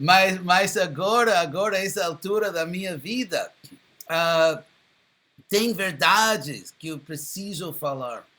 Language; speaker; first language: Portuguese; non-native, fluent; English